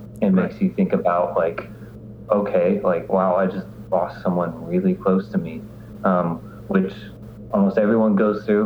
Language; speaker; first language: English; native; English